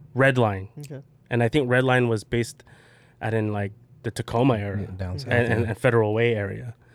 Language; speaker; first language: English; early bilingual, other home language; Filipino